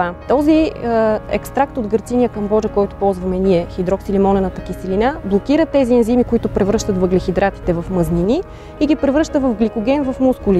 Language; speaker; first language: Bulgarian; native; Bulgarian